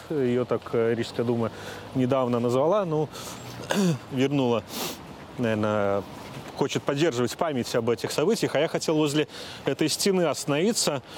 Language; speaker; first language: Russian; native; Russian